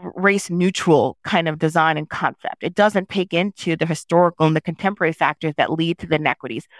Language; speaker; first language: English; early bilingual, other home language; Haitian Creole